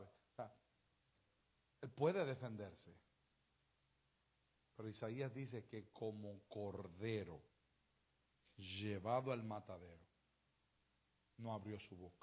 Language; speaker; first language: Spanish; native; Spanish